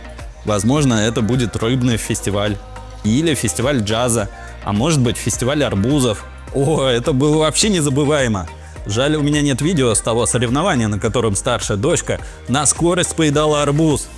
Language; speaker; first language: Russian; native; Russian